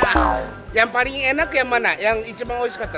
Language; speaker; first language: Indonesian; non-native, fluent; Japanese